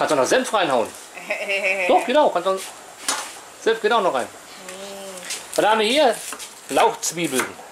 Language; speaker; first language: German; native; German